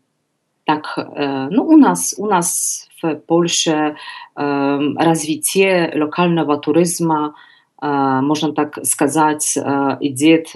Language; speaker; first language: Russian; non-native, learner; Polish